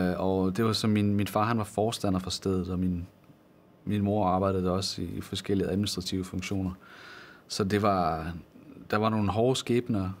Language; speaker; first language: Danish; native; Danish